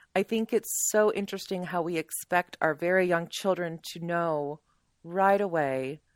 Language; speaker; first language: English; native; English